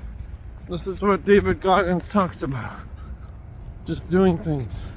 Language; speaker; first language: English; native; English